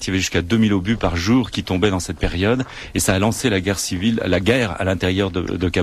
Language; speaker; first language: French; native; French